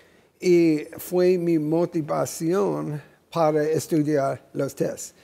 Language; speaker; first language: Spanish; non-native, fluent; English